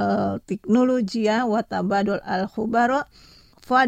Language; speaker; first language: Arabic; non-native, fluent; Indonesian